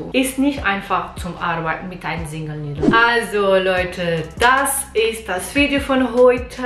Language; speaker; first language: German; non-native, learner; Portuguese